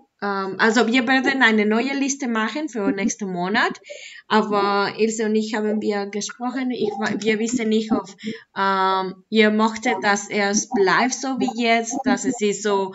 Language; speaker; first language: German; non-native, learner; Spanish